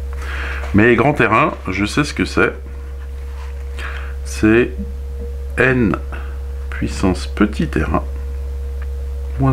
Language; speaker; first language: French; native; French